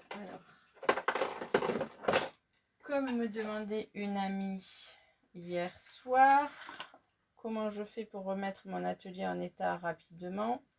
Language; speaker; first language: French; native; French